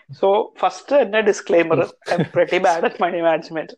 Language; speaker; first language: English; non-native, local second language; Malayalam